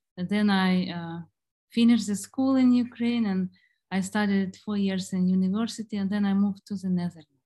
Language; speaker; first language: English; non-native, fluent; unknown